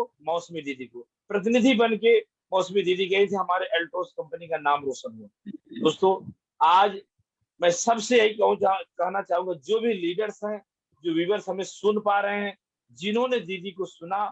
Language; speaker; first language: Hindi; native; Hindi